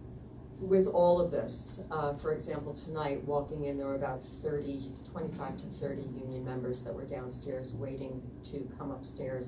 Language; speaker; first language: English; native; English